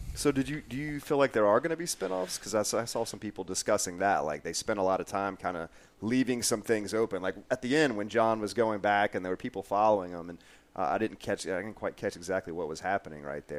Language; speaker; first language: English; native; English